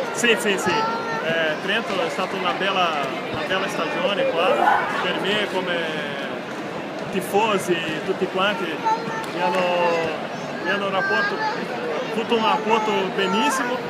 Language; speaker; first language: Italian; non-native, learner; Portuguese